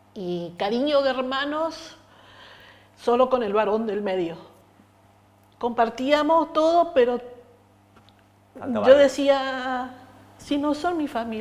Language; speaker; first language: Spanish; native; Spanish